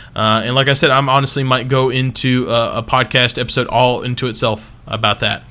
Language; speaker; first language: English; native; English